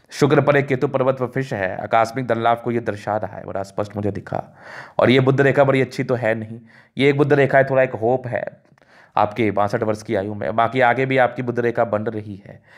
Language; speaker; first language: Hindi; native; Hindi